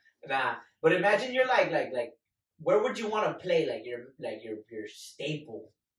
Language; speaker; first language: English; early bilingual, other home language; Spanish